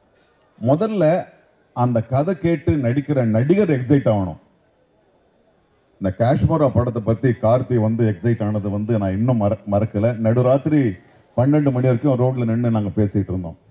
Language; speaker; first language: Tamil; native; Tamil